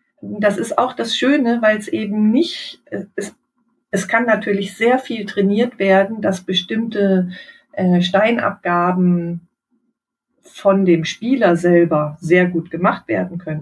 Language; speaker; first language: German; native; German